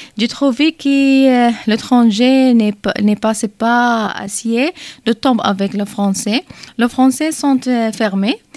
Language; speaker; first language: French; non-native, learner; Arabic